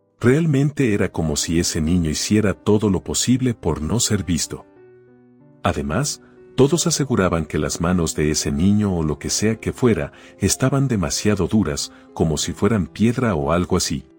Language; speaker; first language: Spanish; native; Spanish